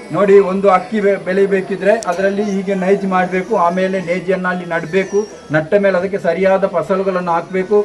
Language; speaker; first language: Kannada; non-native, local second language; Tulu